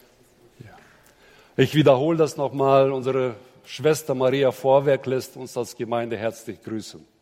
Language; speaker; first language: German; native; German